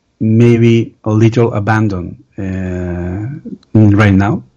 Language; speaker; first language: English; non-native, learner; Spanish